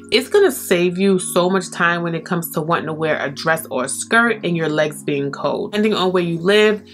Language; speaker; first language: English; native; English